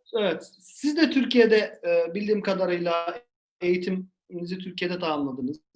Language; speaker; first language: Turkish; native; Turkish